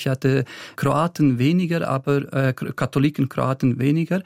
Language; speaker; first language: German; early bilingual, other home language; Bosnian